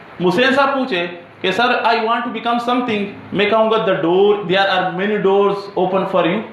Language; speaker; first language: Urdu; non-native, local second language; Pashto